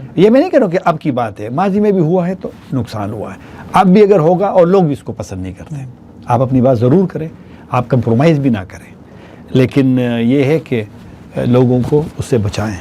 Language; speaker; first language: Urdu; non-native, local second language; Pashto